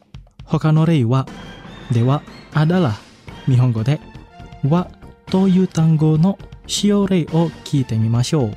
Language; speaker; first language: Japanese; non-native, fluent; Indonesian